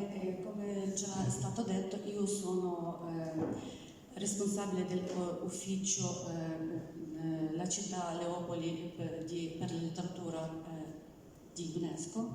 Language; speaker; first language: Italian; non-native, learner; Ukrainian